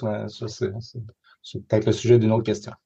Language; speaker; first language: French; native; French